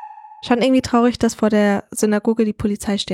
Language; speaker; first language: German; native; German